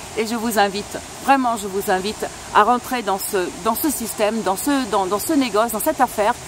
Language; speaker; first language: French; non-native, local second language; Spanish